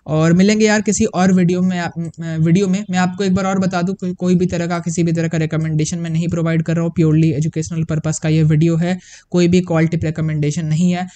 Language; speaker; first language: Hindi; native; Hindi